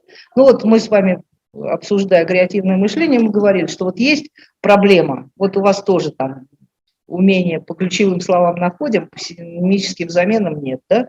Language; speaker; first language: Russian; native; Russian